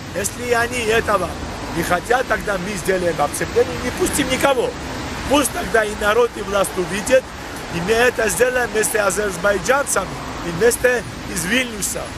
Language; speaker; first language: Russian; non-native, local second language; Georgian